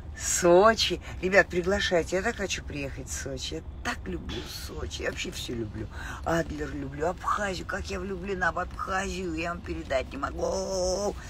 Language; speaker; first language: Russian; native; Russian